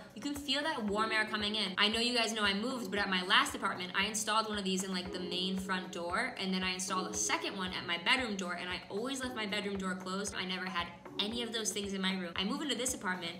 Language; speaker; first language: English; native; English